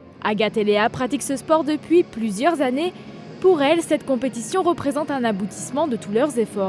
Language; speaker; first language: French; native; French